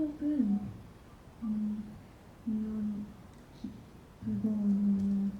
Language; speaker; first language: Korean; non-native, learner; Japanese